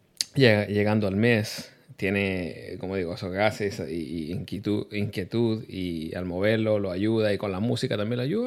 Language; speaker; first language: Spanish; early bilingual, heritage; Spanish